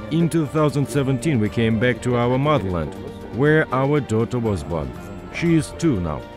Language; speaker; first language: English; non-native, fluent; Kazakh